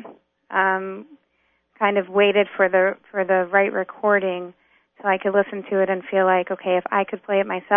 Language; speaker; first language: English; native; English